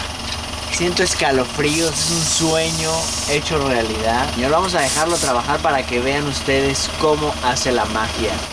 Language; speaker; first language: Spanish; native; Spanish